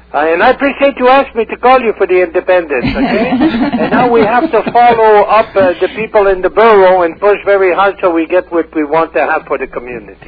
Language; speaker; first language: English; non-native, fluent; French